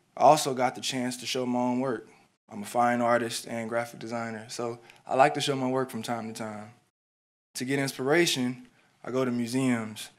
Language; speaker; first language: English; native; English